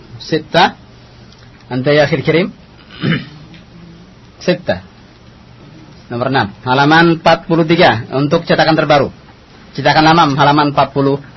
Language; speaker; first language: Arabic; non-native, fluent; Indonesian